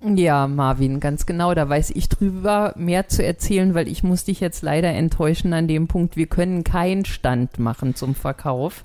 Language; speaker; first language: German; native; German